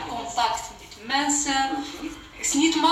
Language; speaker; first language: Dutch; non-native, learner; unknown